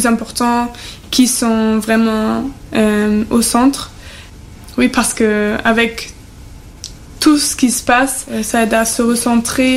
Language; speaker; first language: French; non-native, learner; German